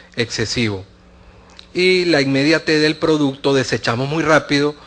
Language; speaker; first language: Spanish; native; Spanish